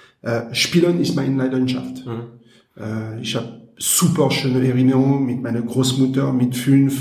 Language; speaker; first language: German; non-native, learner; French